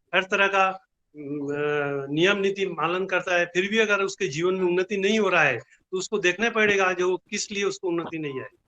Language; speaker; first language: Hindi; non-native, local second language; Bangla